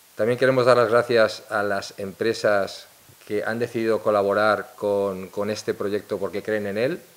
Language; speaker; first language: Spanish; non-native, local second language; Catalan